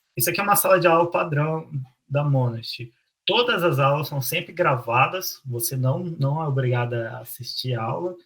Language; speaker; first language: Portuguese; native; Portuguese